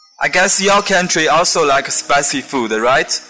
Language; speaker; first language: English; non-native, fluent; Chinese